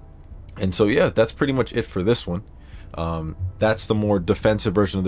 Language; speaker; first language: English; native; English